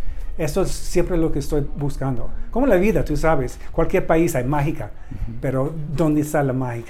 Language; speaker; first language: Spanish; non-native, learner; English